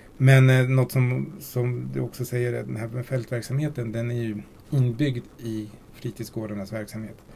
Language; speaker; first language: Swedish; early bilingual, other home language; Spanish